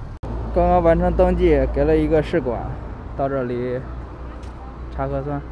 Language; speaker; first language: Chinese; native; Chinese